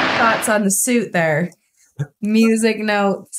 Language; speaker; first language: English; native; English